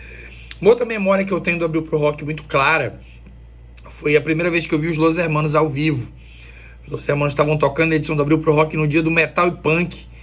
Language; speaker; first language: Portuguese; native; Portuguese